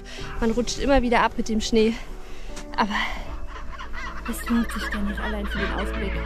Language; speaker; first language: German; native; German